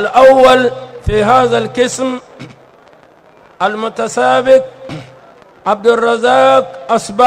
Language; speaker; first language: Arabic; non-native, fluent; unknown